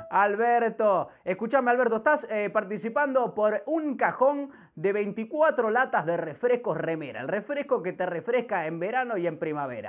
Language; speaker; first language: Spanish; native; Spanish